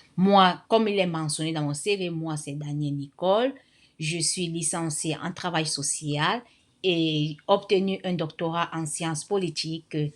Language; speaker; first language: French; non-native, fluent; Spanish